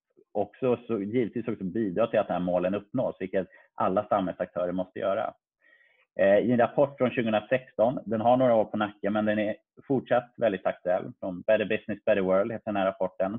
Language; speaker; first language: Swedish; native; Swedish